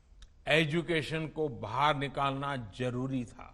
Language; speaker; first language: Hindi; non-native, local second language; Gujarati